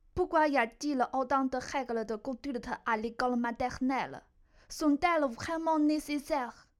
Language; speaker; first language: French; non-native, fluent; Chinese